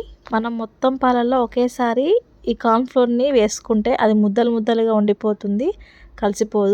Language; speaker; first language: Telugu; native; Telugu